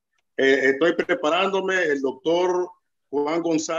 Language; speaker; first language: Spanish; native; Spanish